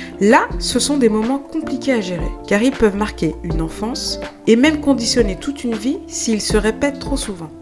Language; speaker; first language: French; native; French